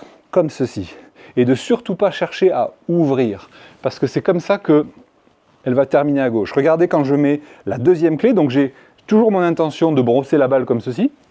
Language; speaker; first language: French; native; French